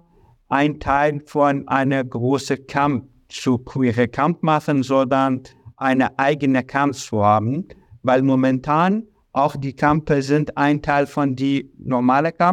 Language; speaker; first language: German; non-native, learner; Arabic